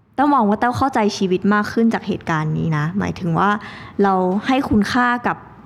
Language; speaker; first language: Thai; native; Thai